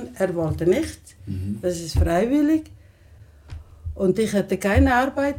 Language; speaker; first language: German; non-native, learner; Somali